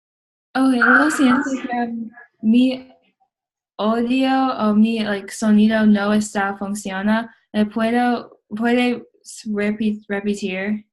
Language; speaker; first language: Spanish; non-native, learner; English